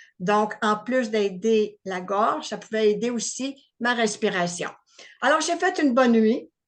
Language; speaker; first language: French; native; French